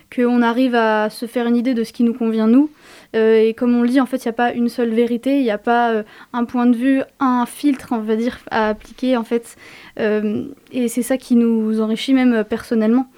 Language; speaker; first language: French; native; French